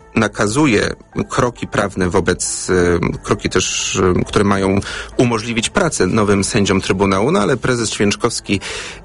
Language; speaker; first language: Polish; native; Polish